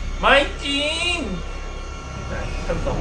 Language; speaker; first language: Thai; non-native, fluent; Korean